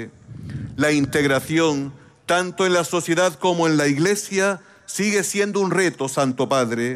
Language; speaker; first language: Spanish; native; Spanish